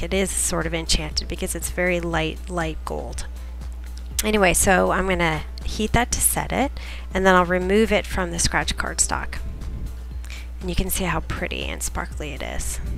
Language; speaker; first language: English; native; English